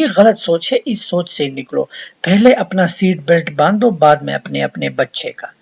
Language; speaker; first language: Urdu; native; Urdu